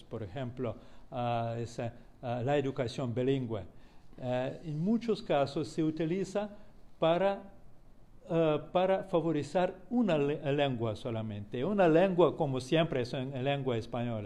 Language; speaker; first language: Spanish; non-native, fluent; Russian